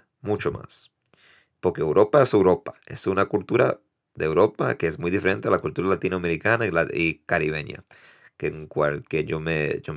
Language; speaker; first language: Spanish; early bilingual, heritage; Spanish